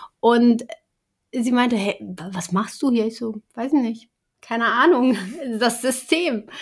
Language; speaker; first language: German; early bilingual, other home language; Kurdish